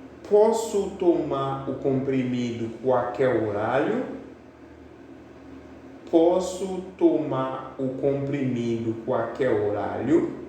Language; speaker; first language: Portuguese; non-native, fluent; Haitian Creole